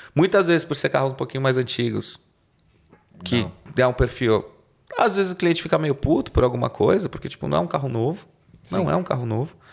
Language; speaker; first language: Portuguese; non-native, local second language; Spanish